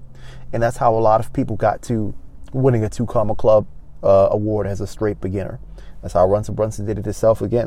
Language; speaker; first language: English; native; English